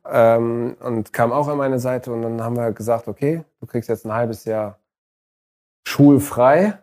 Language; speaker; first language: German; early bilingual, other home language; Arabic